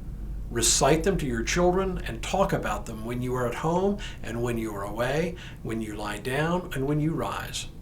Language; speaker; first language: English; native; English